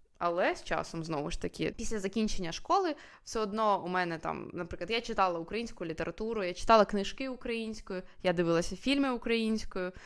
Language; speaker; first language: Ukrainian; native; Ukrainian